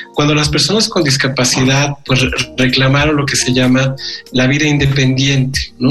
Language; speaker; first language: Spanish; native; Spanish